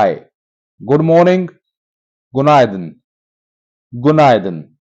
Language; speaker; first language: Turkish; non-native, learner; Urdu